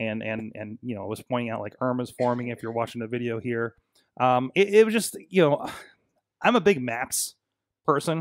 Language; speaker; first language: English; native; English